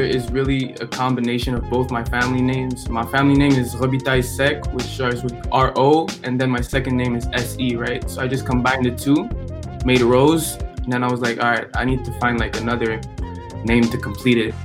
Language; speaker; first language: English; non-native, fluent; French